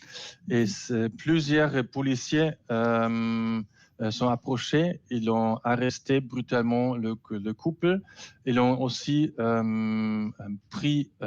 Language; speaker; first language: French; non-native, learner; German